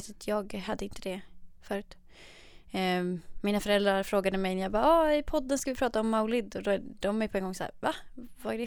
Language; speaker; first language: Swedish; native; Swedish